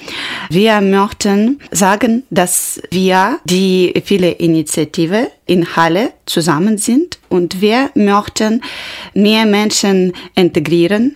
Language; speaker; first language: German; non-native, learner; Ukrainian